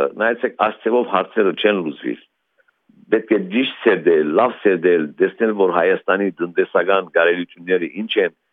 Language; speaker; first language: Armenian; early bilingual, heritage; Armenian